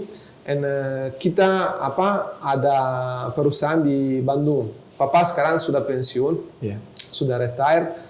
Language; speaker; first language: Indonesian; non-native, fluent; Italian